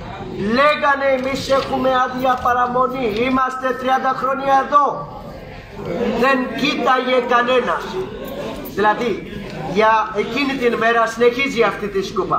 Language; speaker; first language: Greek; non-native, fluent; Urdu